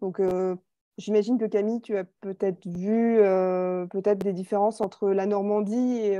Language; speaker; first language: French; native; French